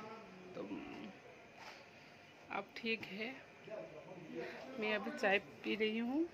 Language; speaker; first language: Hindi; non-native, local second language; Bangla